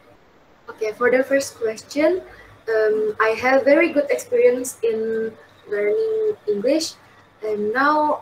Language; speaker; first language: English; non-native, fluent; Indonesian